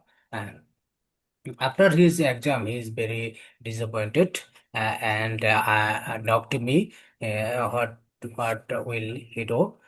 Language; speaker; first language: English; non-native, learner; Bangla